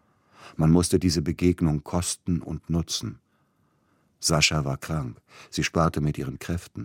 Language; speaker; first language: German; native; German